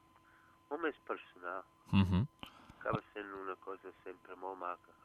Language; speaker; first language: Catalan; early bilingual, heritage; Catalan